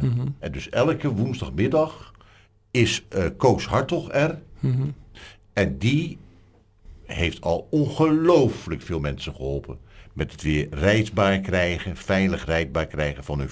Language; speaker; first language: Dutch; native; Dutch